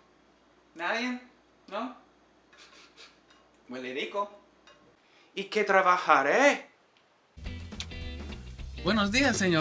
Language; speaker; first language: Spanish; non-native, learner; English